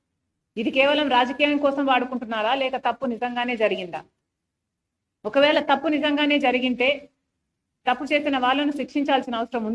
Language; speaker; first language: Telugu; native; Telugu